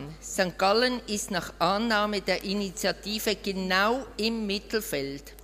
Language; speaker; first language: German; native; German